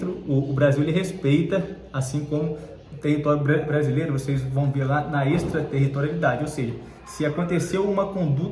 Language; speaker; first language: Portuguese; native; Portuguese